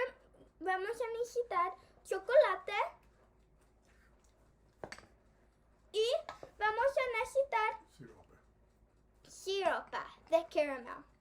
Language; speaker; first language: Spanish; early bilingual, heritage; Spanish